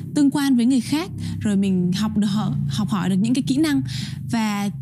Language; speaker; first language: Vietnamese; native; Vietnamese